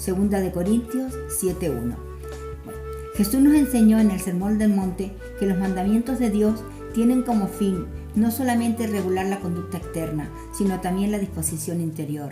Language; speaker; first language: Spanish; native; Spanish